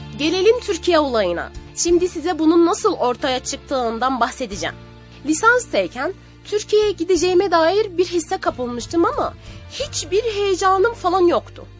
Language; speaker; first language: Turkish; non-native, fluent; Arabic